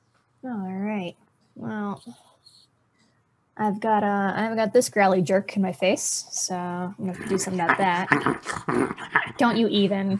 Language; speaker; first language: English; native; English